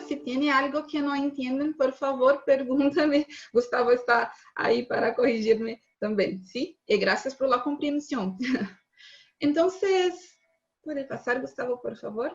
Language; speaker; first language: Spanish; non-native, learner; Portuguese